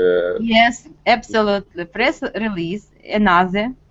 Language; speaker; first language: English; non-native, fluent; Russian